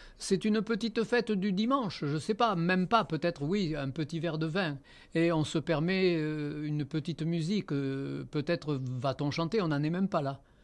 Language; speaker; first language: French; native; French